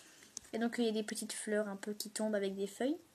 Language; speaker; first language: French; native; French